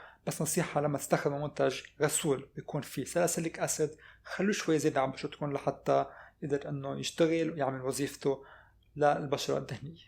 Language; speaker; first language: Arabic; native; Arabic